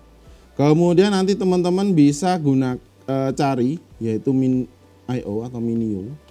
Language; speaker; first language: Indonesian; native; Indonesian